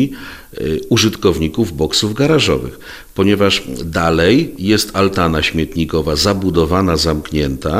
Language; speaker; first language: Polish; native; Polish